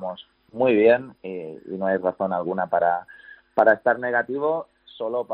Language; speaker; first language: Spanish; native; Spanish